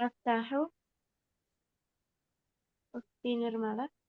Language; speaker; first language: Arabic; non-native, fluent; Indonesian